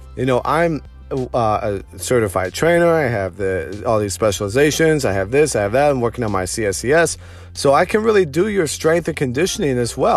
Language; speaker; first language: English; native; English